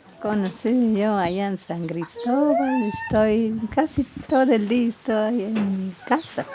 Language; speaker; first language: Spanish; non-native, local second language; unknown